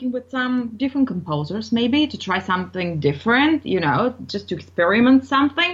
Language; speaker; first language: English; non-native, fluent; Bulgarian